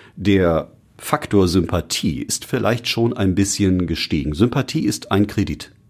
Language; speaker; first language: German; native; German